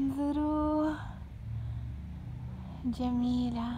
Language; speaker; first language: Arabic; non-native, fluent; Ukrainian